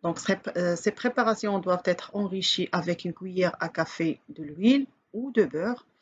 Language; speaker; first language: French; non-native, local second language; Arabic